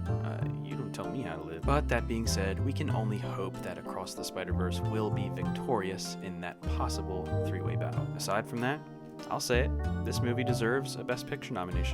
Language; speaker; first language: English; native; English